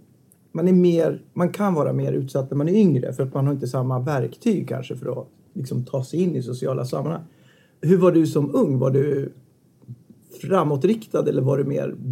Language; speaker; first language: Swedish; native; Swedish